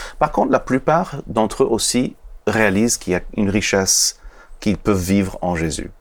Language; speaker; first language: French; non-native, fluent; Hebrew